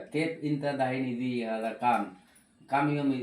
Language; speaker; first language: Arabic; non-native, learner; Bangla